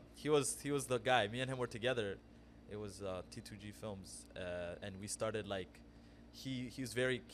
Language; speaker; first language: English; early bilingual, other home language; Amharic